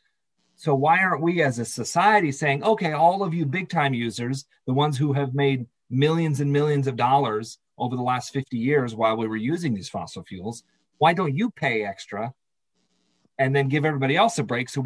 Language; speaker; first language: English; native; English